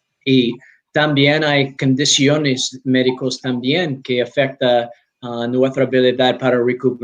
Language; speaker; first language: Spanish; non-native, learner; English